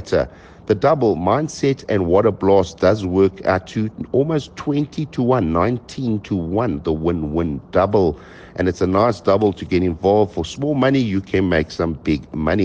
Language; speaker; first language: English; native; English